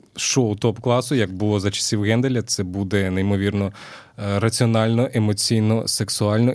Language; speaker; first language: Ukrainian; native; Ukrainian